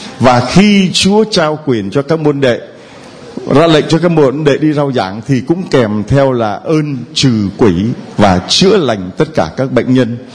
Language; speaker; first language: Vietnamese; native; Vietnamese